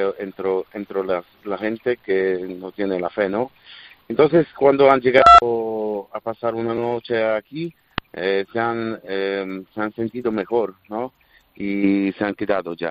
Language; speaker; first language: Spanish; non-native, fluent; Polish